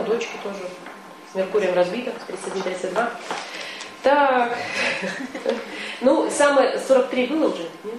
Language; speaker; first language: Russian; native; Russian